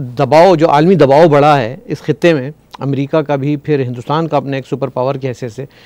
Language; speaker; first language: Urdu; native; Urdu